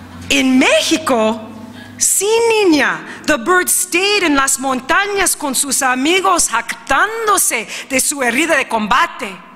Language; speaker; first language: Spanish; early bilingual, heritage; Spanish